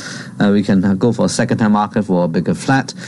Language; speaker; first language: English; non-native, local second language; Cantonese